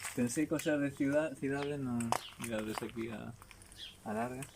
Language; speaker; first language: Spanish; non-native, local second language; Galician